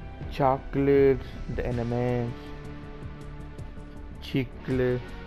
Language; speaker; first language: English; early bilingual, other home language; Spanish